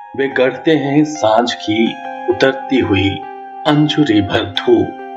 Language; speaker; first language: Hindi; native; Hindi